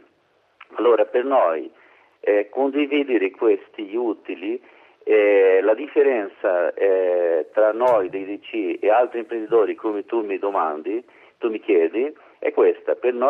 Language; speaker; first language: Italian; non-native, learner; Portuguese